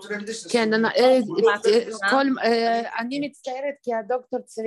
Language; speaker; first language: Hebrew; non-native, fluent; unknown